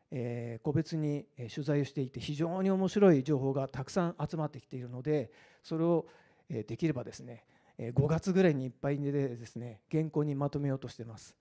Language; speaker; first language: Japanese; native; Japanese